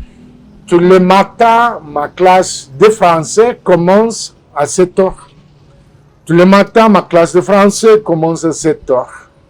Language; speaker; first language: French; non-native, fluent; Spanish